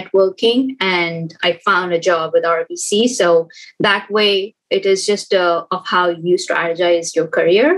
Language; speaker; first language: English; non-native, local second language; Hindi